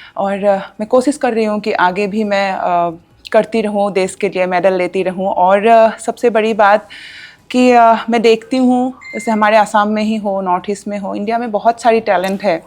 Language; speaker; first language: Hindi; non-native, local second language; Assamese